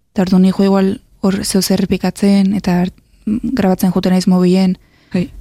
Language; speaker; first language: Basque; native; Basque